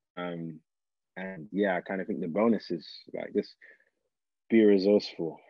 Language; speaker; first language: English; native; English